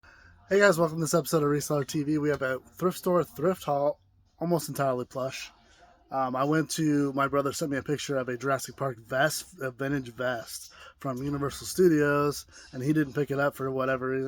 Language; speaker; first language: English; native; English